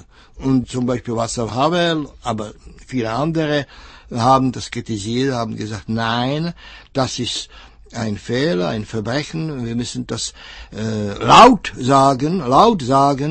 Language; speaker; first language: German; non-native, fluent; Czech